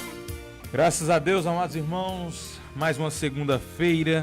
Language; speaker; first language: Portuguese; native; Portuguese